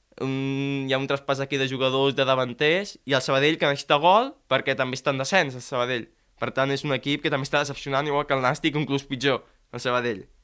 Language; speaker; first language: Catalan; native; Catalan